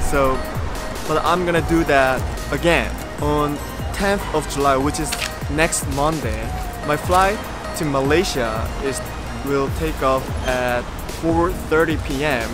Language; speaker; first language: English; non-native, fluent; Korean